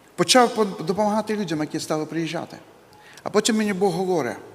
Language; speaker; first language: Ukrainian; native; Ukrainian